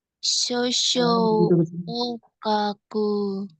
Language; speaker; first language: Japanese; non-native, learner; Indonesian